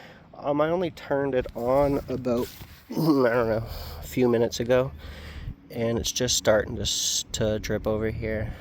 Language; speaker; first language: English; native; English